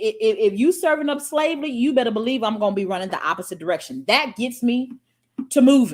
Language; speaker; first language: English; native; English